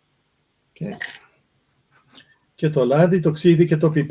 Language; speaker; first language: Greek; early bilingual, heritage; Greek